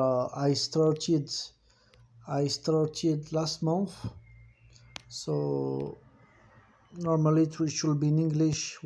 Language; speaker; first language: English; non-native, fluent; French